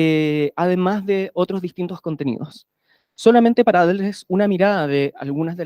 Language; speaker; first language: Spanish; native; Spanish